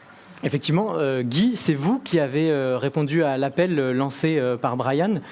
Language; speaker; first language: French; native; French